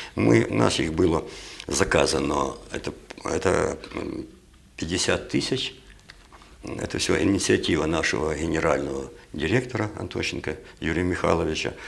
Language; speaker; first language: Russian; native; Russian